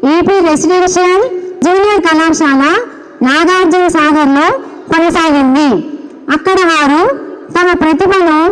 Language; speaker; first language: Telugu; native; Telugu